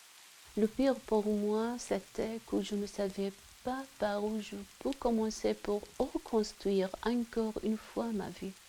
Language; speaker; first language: French; non-native, fluent; Arabic